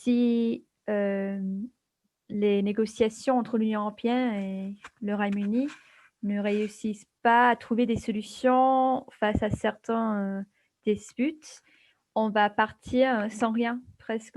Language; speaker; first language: French; non-native, fluent; English